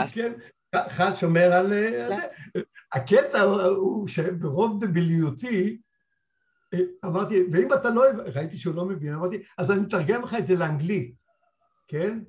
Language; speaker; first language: Hebrew; native; Hebrew